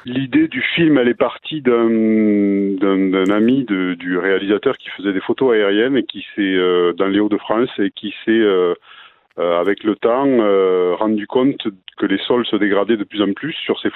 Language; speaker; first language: French; native; French